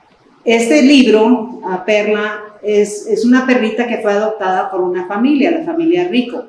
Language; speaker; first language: Spanish; early bilingual, other home language; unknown